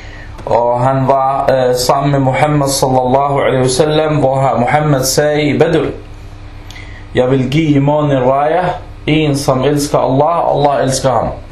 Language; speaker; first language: Danish; non-native, local second language; Arabic